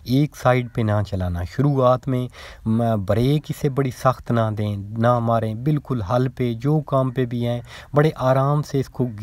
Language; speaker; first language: Urdu; non-native, local second language; Punjabi